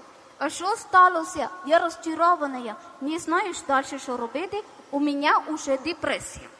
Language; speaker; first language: Ukrainian; non-native, learner; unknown